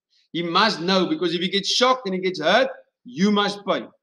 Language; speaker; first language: English; non-native, local second language; Afrikaans